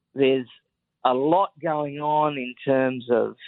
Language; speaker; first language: English; native; English